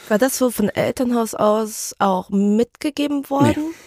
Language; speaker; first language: German; early bilingual, other home language; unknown